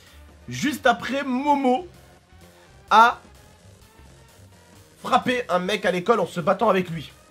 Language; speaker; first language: French; native; French